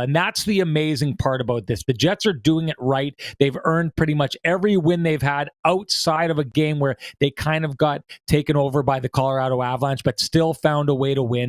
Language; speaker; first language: English; native; English